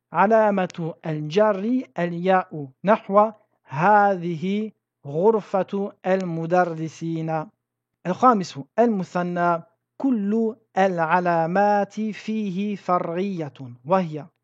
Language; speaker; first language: Arabic; non-native, fluent; French